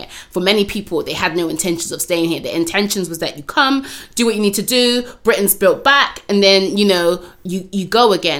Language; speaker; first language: English; native; English